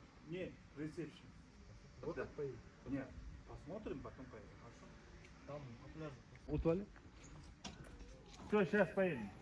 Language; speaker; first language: Russian; non-native, local second language; Uzbek